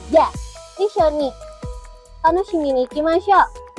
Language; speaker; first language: Japanese; non-native, fluent; Indonesian